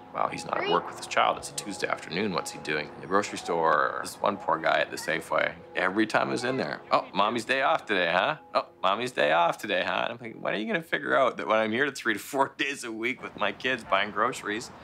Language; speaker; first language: English; native; English